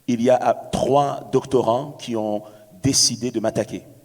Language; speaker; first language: French; native; French